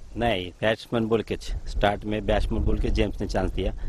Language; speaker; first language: Hindi; non-native, local second language; Marathi